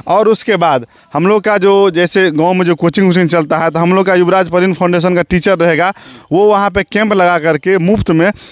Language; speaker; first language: Hindi; native; Hindi